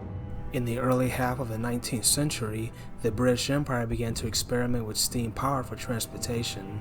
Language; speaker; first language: English; native; English